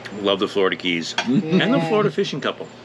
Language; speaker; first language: English; native; English